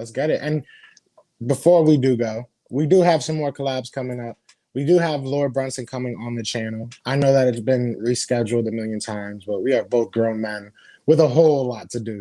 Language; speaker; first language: English; native; English